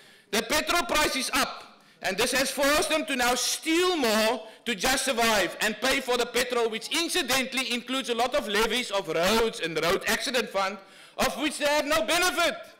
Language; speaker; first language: English; non-native, local second language; Afrikaans